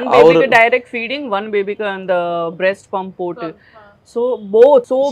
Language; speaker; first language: Tamil; non-native, fluent; Gujarati